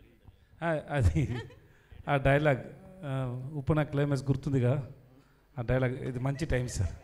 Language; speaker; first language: Telugu; non-native, learner; Tamil